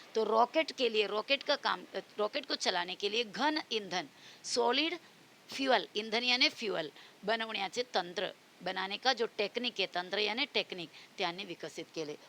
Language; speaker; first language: Hindi; non-native, local second language; Marathi